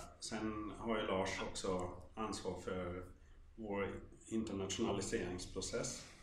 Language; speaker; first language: Swedish; non-native, fluent; German